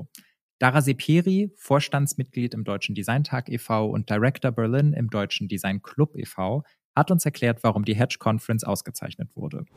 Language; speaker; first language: German; native; German